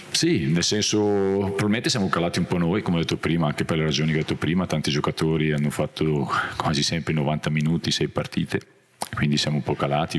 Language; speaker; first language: Italian; native; Italian